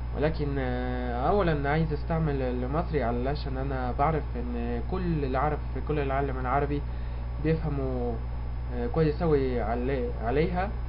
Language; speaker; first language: Arabic; non-native, learner; Spanish